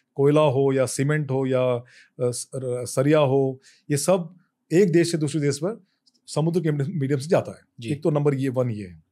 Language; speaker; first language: Hindi; native; Hindi